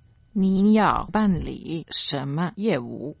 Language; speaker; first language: Chinese; non-native, fluent; Croatian